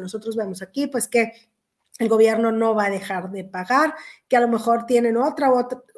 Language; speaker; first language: Spanish; native; Spanish